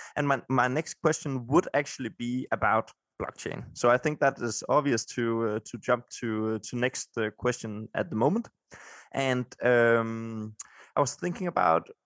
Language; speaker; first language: English; non-native, fluent; Danish